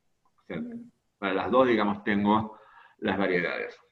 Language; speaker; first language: Spanish; native; Spanish